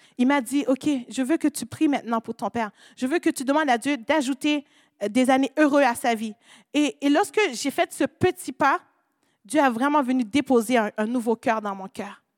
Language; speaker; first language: French; non-native, local second language; Haitian Creole